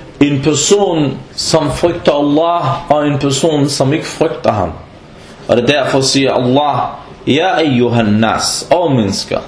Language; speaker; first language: Danish; non-native, fluent; Arabic